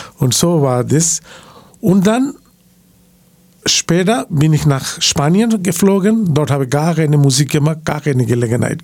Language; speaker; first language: German; non-native, learner; Bangla